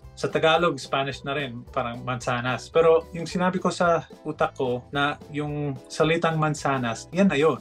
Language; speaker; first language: Filipino; non-native, fluent; English